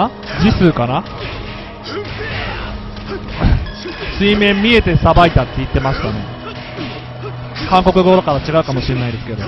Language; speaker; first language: Japanese; native; Japanese